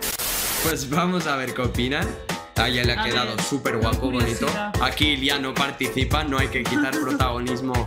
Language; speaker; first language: Spanish; native; Spanish